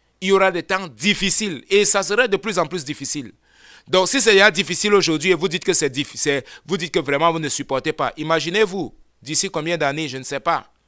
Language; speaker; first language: French; non-native, local second language; Lingala